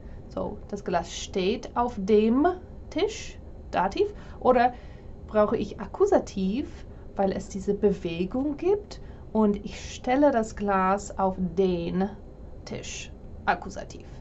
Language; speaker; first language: German; non-native, fluent; English